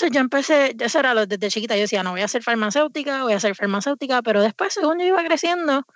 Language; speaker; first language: Spanish; native; Spanish